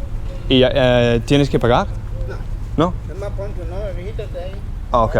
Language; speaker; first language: Spanish; non-native, learner; English